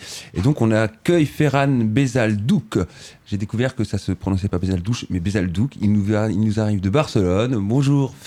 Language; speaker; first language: French; native; French